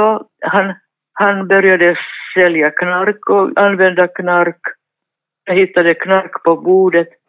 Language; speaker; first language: Swedish; non-native, fluent; Finnish